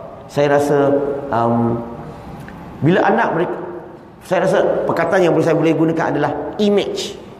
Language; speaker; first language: Malay; native; Malay